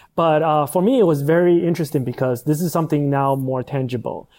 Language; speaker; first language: English; non-native, fluent; Chinese